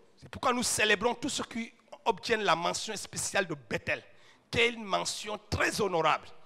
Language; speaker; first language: French; non-native, local second language; Wolof